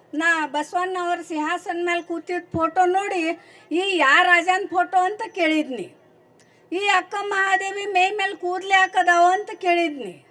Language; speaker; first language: Kannada; non-native, local second language; Marathi